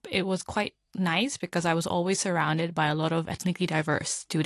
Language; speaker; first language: English; non-native, local second language; Punjabi